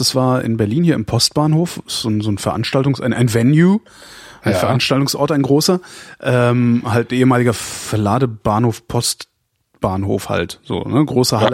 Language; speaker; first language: German; native; German